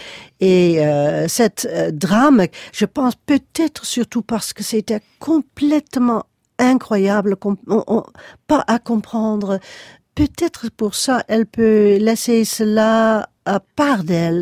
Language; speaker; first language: French; non-native, fluent; Dutch